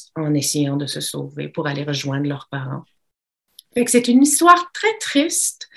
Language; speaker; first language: French; native; French